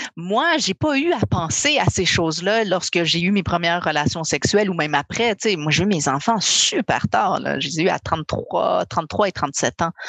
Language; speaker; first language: French; early bilingual, other home language; Spanish